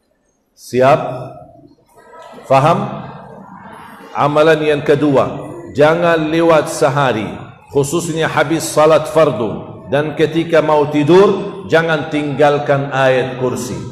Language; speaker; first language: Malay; non-native, fluent; Arabic